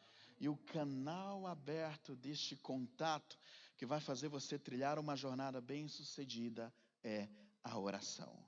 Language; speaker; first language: Portuguese; native; Portuguese